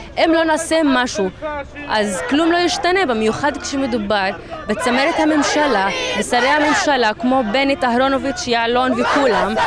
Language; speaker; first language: Hebrew; non-native, local second language; Arabic